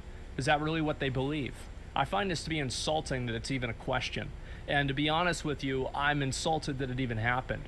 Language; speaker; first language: English; native; English